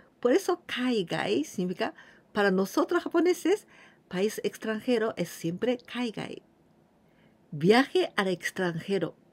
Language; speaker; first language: Spanish; non-native, fluent; Japanese